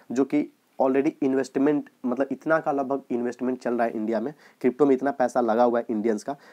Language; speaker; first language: Hindi; native; Hindi